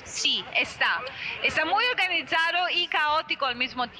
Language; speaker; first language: Spanish; non-native, fluent; Italian